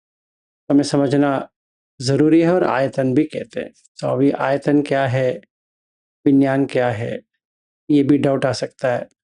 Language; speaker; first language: Hindi; native; Hindi